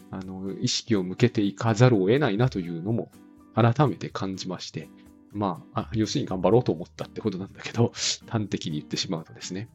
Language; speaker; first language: Japanese; native; Japanese